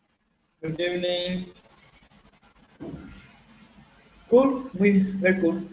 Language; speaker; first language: English; non-native, learner; Portuguese